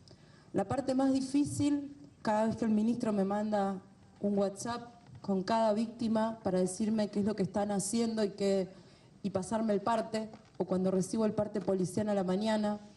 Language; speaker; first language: Spanish; native; Spanish